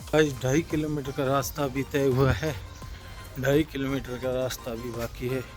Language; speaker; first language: Hindi; native; Hindi